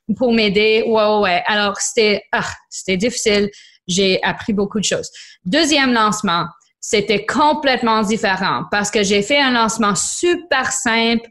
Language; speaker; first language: French; non-native, local second language; English